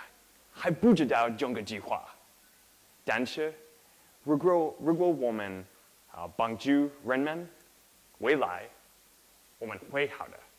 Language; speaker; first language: Chinese; non-native, learner; English